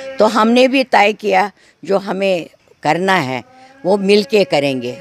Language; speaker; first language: Urdu; non-native, local second language; Kashmiri